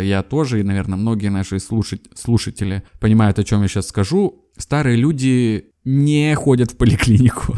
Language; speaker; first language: Russian; native; Russian